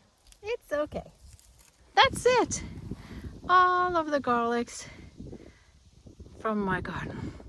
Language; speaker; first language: English; non-native, fluent; Norwegian